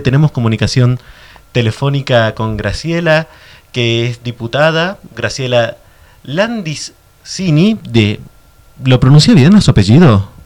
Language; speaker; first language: Spanish; native; Spanish